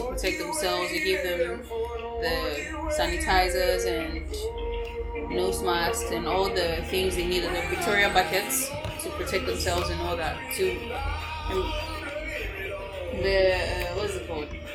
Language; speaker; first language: English; non-native, local second language; Ewe